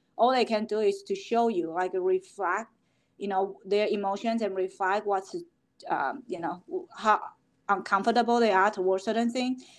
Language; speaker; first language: English; non-native, fluent; Chinese